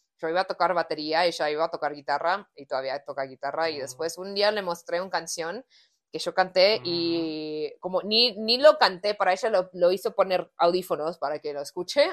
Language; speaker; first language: Spanish; early bilingual, heritage; Spanish